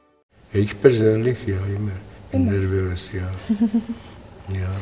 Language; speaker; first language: German; non-native, fluent; Latvian